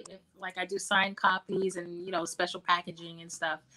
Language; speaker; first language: English; native; English